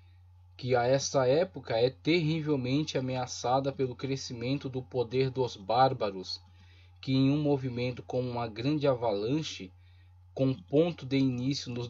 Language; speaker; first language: Portuguese; native; Portuguese